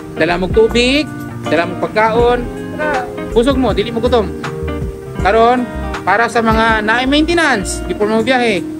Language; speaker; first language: Cebuano; native; Cebuano